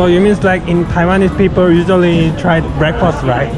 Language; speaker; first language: English; non-native, learner; Korean